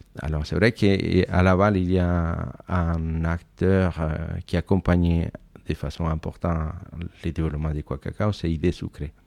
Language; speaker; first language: French; non-native, fluent; Spanish